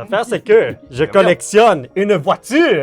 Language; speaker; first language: French; native; French